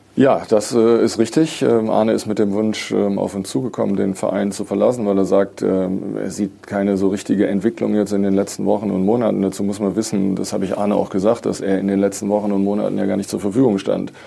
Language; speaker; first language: German; native; German